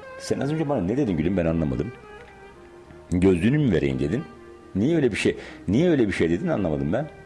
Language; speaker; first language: Turkish; native; Turkish